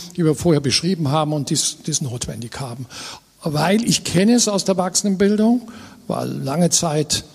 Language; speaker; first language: German; native; German